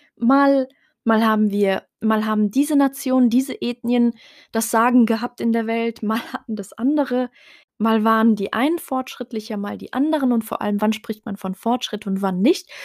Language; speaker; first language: German; early bilingual, other home language; Riffian